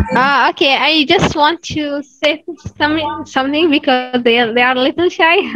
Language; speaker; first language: English; non-native, fluent; Arabic